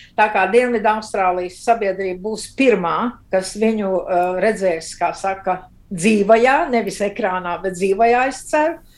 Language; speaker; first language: Latvian; early bilingual, heritage; Latvian